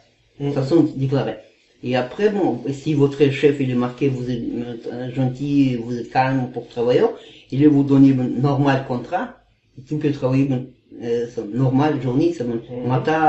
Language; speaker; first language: French; non-native, learner; Kazakh